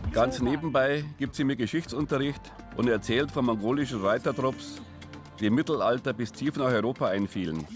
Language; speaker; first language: German; native; German